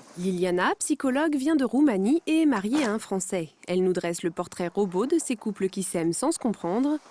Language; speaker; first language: French; native; French